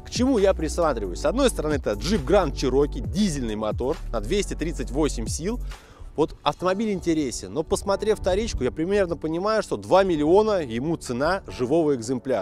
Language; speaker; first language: Russian; native; Russian